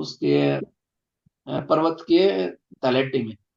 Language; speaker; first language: Hindi; native; Hindi